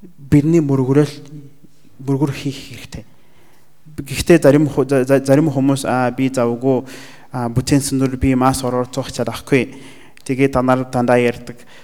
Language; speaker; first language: Mongolian; non-native, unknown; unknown